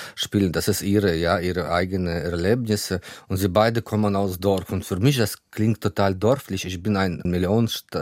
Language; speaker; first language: German; non-native, fluent; Ukrainian